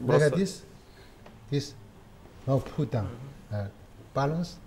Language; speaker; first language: English; non-native, learner; Chinese